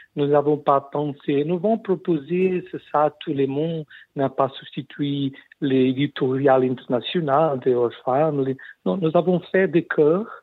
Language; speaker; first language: French; non-native, learner; Portuguese